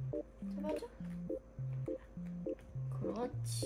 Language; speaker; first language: Korean; native; Korean